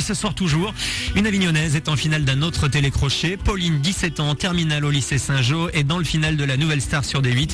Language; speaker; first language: French; native; French